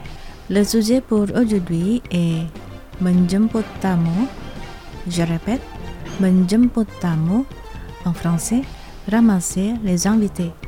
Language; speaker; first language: French; non-native, fluent; Indonesian